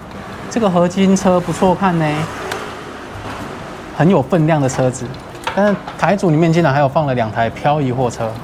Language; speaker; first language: Chinese; native; Chinese